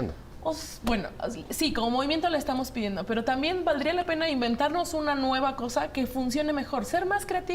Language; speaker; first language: Spanish; native; Spanish